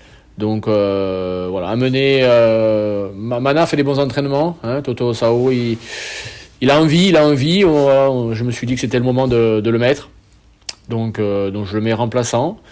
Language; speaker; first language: French; native; French